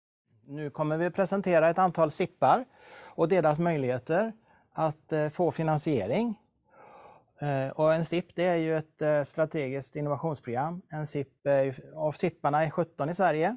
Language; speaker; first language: Swedish; native; Swedish